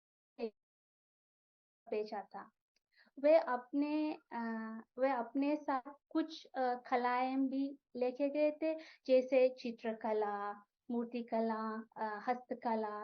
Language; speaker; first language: Hindi; non-native, fluent; Sinhala